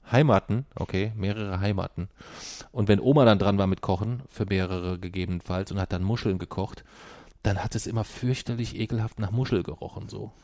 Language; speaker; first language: German; native; German